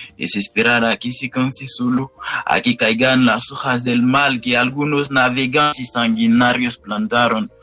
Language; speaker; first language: Spanish; non-native, fluent; Haitian Creole